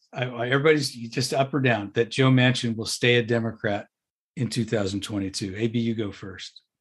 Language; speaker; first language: English; native; English